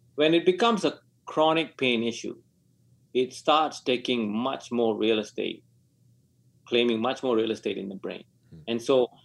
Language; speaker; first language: English; non-native, local second language; Tamil